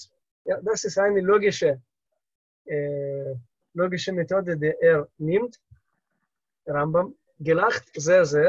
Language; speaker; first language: German; non-native, learner; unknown